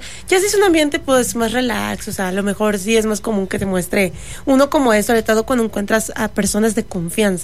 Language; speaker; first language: Spanish; native; Spanish